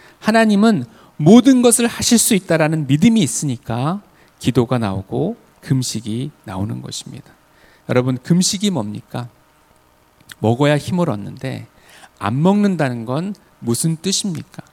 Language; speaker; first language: Korean; native; Korean